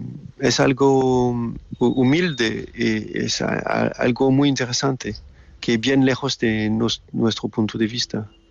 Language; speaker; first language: Spanish; non-native, fluent; French